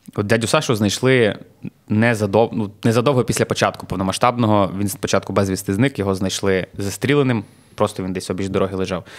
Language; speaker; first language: Ukrainian; native; Ukrainian